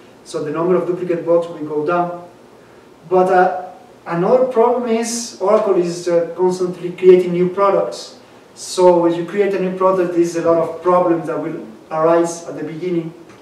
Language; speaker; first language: English; non-native, fluent; Spanish